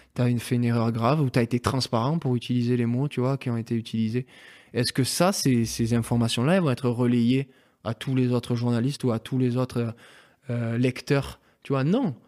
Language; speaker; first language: French; native; French